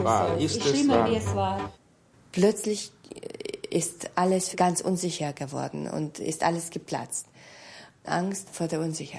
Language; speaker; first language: German; non-native, fluent; Hungarian